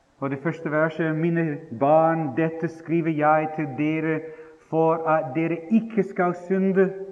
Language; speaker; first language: Norwegian; non-native, fluent; English